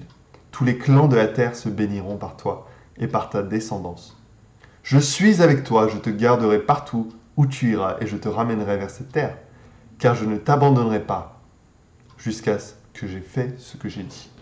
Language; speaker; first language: French; native; French